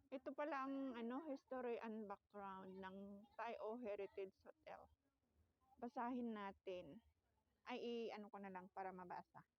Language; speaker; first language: Filipino; native; Filipino